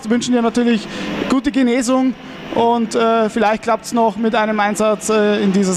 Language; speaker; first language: German; native; German